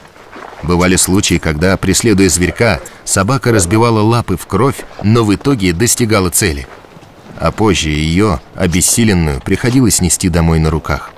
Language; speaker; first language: Russian; native; Russian